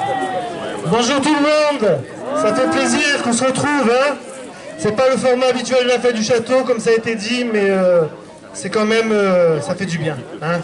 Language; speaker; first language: French; native; French